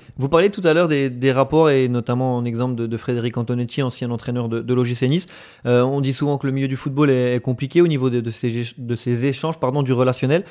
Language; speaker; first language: French; native; French